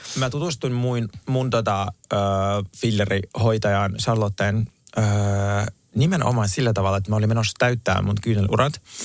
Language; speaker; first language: Finnish; native; Finnish